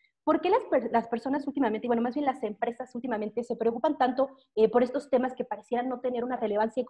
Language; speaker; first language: Spanish; native; Spanish